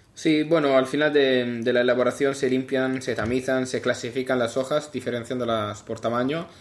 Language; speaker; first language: Spanish; non-native, fluent; Italian